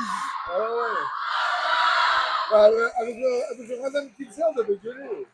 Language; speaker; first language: French; native; French